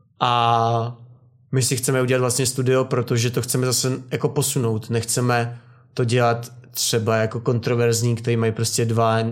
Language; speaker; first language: Czech; native; Czech